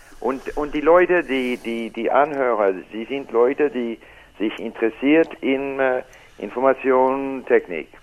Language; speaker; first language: German; non-native, learner; English